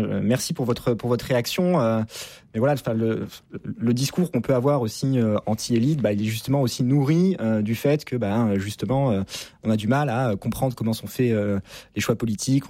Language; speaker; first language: French; native; French